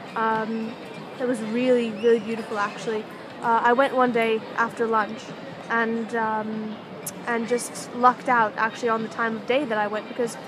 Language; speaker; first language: English; native; English